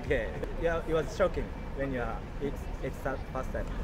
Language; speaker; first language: English; non-native, learner; Japanese